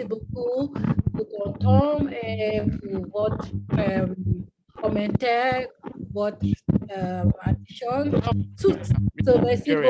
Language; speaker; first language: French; non-native, learner; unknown